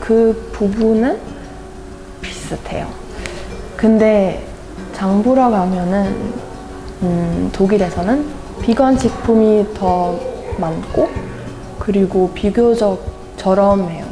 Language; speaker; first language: Korean; non-native, fluent; German